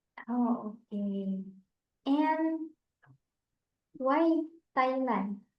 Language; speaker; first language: English; non-native, fluent; Indonesian